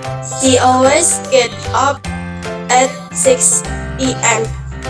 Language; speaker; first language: English; non-native, learner; Indonesian